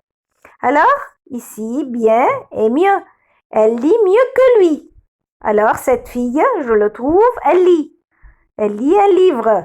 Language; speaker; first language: French; non-native, fluent; Arabic